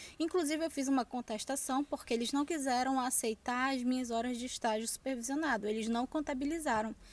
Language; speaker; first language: Portuguese; native; Portuguese